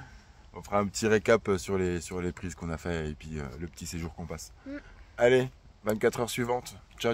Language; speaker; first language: French; native; French